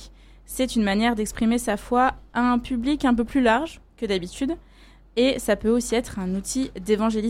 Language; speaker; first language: French; native; French